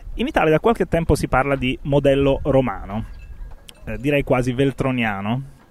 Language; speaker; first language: Italian; native; Italian